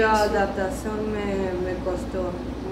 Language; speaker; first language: Portuguese; non-native, learner; Spanish